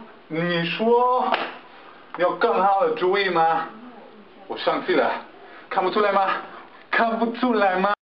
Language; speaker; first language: Chinese; non-native, learner; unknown